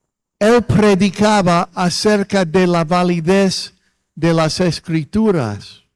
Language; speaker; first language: Spanish; non-native, fluent; English